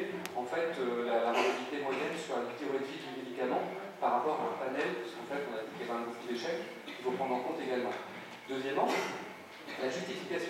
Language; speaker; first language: French; native; French